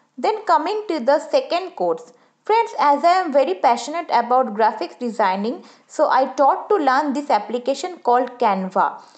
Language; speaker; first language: English; non-native, local second language; Bangla